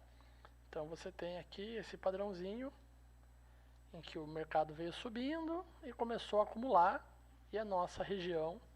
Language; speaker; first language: Portuguese; native; Portuguese